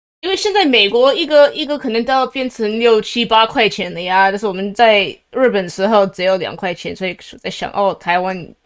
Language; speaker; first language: Chinese; early bilingual, heritage; Chinese